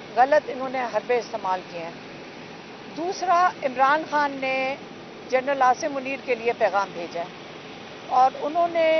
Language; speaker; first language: Urdu; native; Urdu